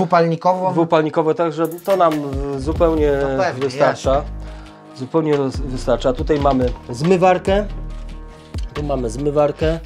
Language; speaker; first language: Polish; native; Polish